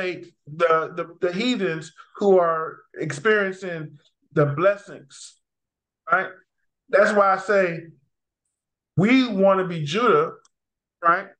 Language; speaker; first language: English; native; English